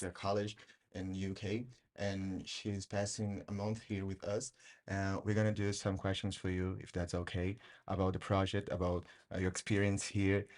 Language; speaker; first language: English; non-native, learner; Portuguese